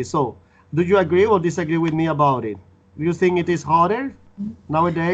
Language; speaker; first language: English; non-native, fluent; Spanish